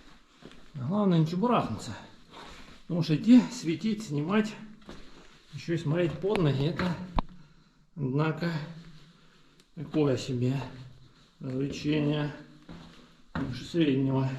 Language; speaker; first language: Russian; native; Russian